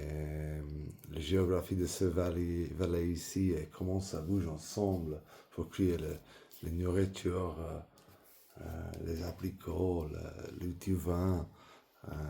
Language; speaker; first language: French; non-native, learner; English